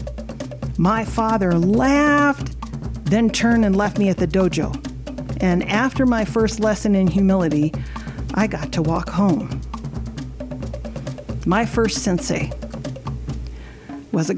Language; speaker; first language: English; native; English